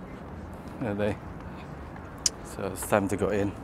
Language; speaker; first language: English; non-native, fluent; Indonesian